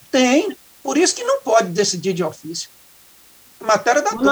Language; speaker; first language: Portuguese; native; Portuguese